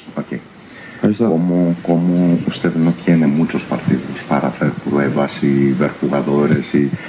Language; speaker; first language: Spanish; non-native, fluent; Greek